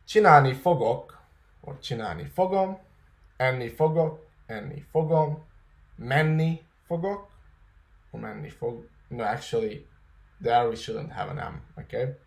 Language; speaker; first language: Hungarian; non-native, fluent; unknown